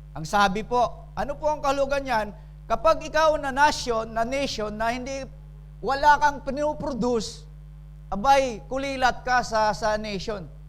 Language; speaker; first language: Filipino; non-native, local second language; Cebuano